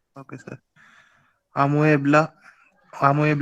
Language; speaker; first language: Spanish; non-native, learner; Hindi